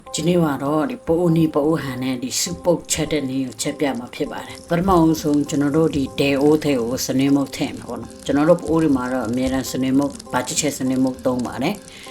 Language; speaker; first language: Burmese; non-native, local second language; Pa'o Karen